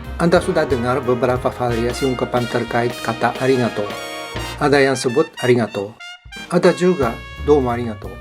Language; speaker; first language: Indonesian; non-native, fluent; Japanese